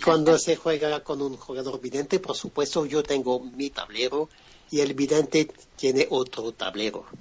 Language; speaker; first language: Spanish; non-native, fluent; French